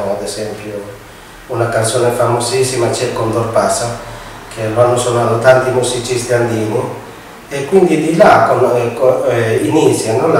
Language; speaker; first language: Italian; non-native, fluent; Spanish